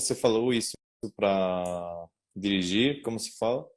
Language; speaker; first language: Portuguese; non-native, learner; Spanish